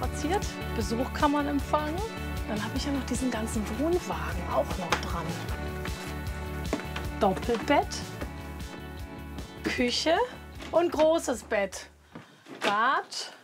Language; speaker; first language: German; native; German